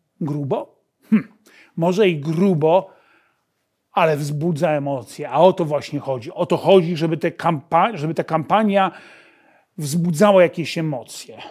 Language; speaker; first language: Polish; native; Polish